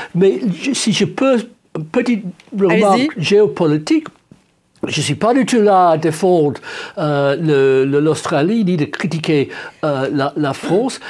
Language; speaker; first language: French; non-native, fluent; English